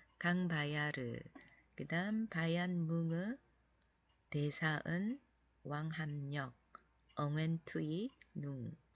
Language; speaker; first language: Korean; native; Korean